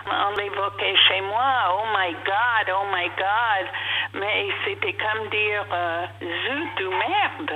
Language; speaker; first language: French; non-native, fluent; English